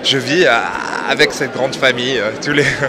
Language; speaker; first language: French; native; French